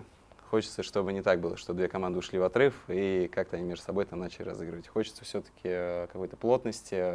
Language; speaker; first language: Russian; native; Russian